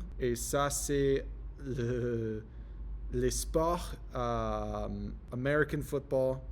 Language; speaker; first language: French; non-native, learner; English